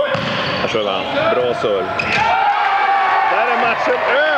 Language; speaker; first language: Swedish; native; Swedish